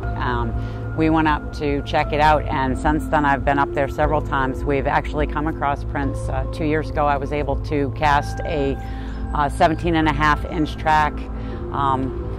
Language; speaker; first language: English; native; English